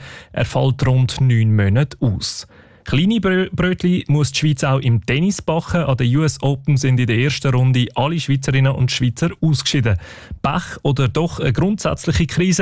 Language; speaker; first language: German; native; German